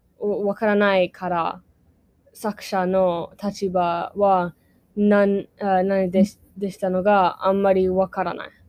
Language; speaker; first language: Japanese; non-native, learner; English